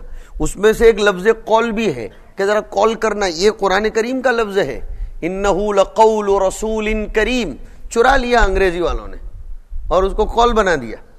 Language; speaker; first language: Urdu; non-native, local second language; Gujarati